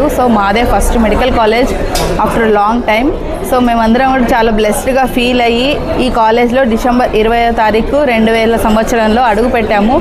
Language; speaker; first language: Telugu; native; Telugu